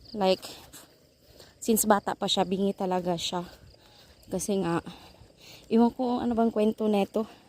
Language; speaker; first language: Filipino; non-native, local second language; Cebuano